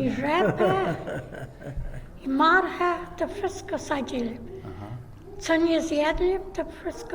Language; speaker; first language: Polish; early bilingual, heritage; Polish